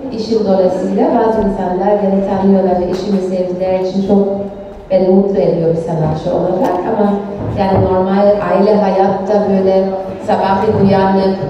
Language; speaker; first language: Turkish; non-native, fluent; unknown